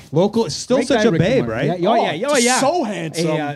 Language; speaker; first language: English; native; English